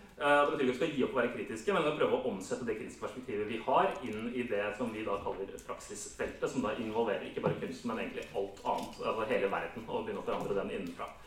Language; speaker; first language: Norwegian; native; Norwegian